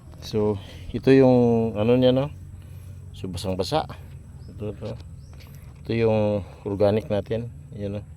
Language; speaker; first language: Filipino; native; Filipino